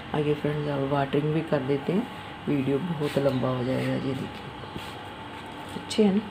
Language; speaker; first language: Hindi; non-native, local second language; Punjabi